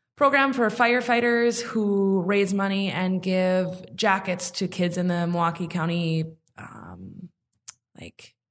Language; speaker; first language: English; native; English